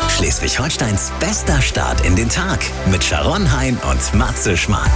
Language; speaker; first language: German; native; German